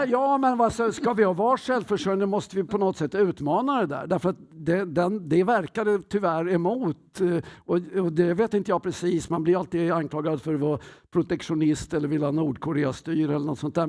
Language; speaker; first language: Swedish; native; Swedish